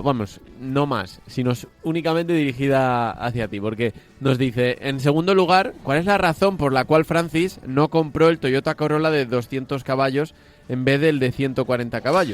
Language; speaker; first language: Spanish; native; Spanish